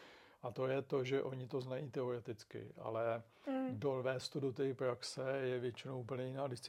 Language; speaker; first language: Czech; native; Czech